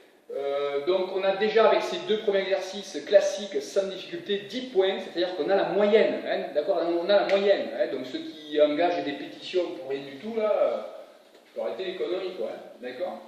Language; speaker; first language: French; native; French